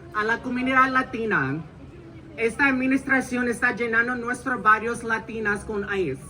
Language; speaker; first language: Spanish; early bilingual, heritage; Spanish